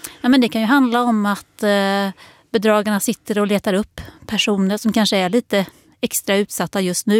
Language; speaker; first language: Swedish; native; Swedish